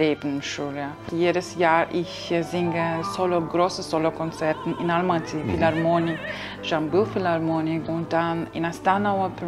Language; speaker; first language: German; non-native, fluent; Kazakh